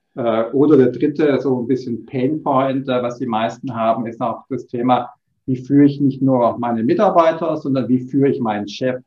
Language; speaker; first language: German; native; German